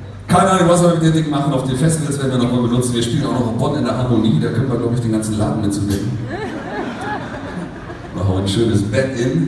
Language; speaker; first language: German; native; German